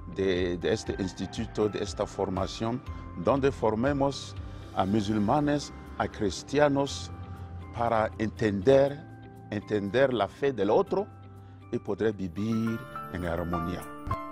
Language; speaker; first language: Spanish; non-native, learner; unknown